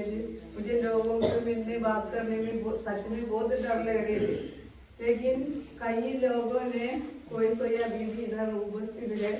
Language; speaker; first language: Hindi; non-native, local second language; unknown